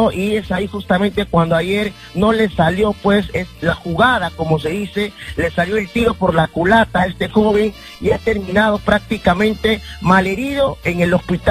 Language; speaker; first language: Spanish; native; Spanish